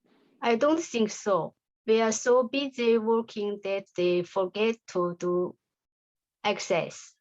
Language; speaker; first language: English; non-native, learner; Chinese